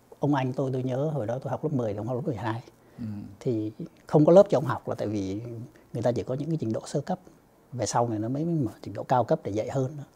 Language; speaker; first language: Vietnamese; native; Vietnamese